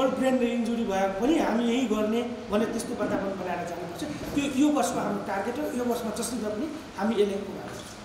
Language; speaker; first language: Nepali; native; Nepali